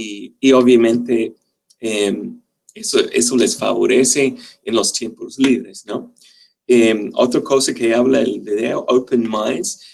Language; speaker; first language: Spanish; non-native, fluent; English